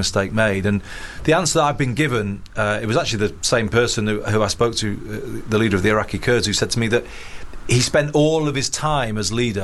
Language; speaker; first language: English; native; English